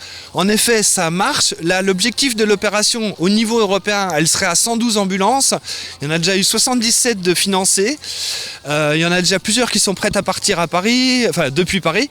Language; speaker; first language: French; native; French